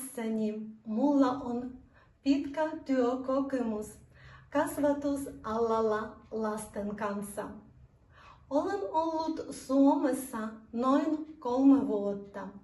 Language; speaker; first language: Finnish; non-native, learner; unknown